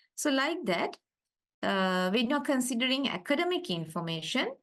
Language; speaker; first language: English; non-native, local second language; Sinhala